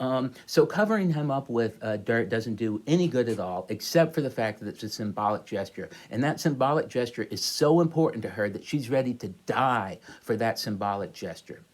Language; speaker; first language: English; native; English